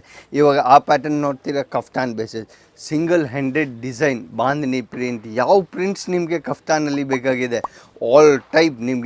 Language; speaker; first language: Kannada; non-native, local second language; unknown